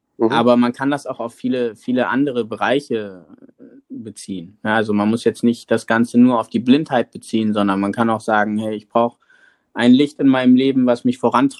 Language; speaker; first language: German; native; German